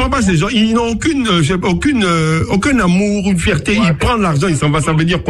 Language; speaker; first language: French; non-native, local second language; Akan